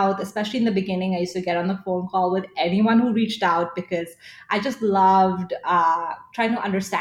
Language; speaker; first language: English; non-native, local second language; Hindi